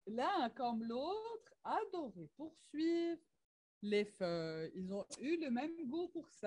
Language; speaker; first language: French; non-native, local second language; Arabic